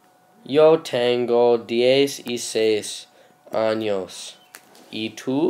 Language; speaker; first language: Spanish; non-native, learner; English